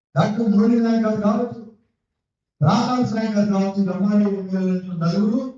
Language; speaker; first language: Telugu; non-native, local second language; Lambadi